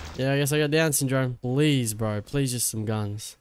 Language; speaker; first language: English; native; English